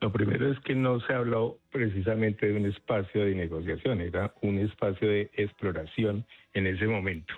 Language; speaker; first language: Spanish; native; Spanish